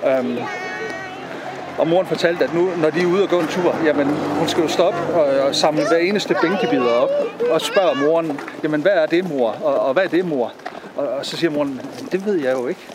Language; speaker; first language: Danish; native; Danish